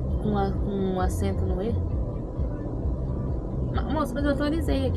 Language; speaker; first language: Portuguese; native; Portuguese